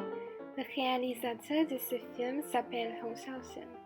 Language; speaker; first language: French; non-native, fluent; Chinese